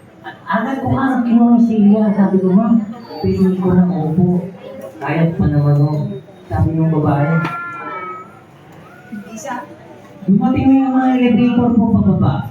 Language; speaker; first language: Filipino; native; Filipino